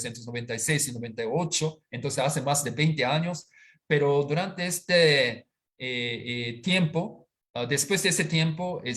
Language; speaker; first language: Spanish; non-native, fluent; Japanese